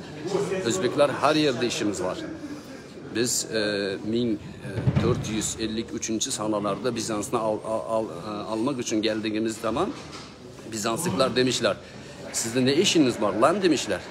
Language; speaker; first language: Turkish; non-native, learner; Uzbek